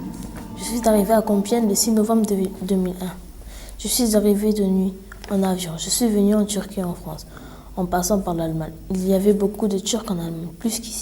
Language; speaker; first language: French; non-native, learner; Turkish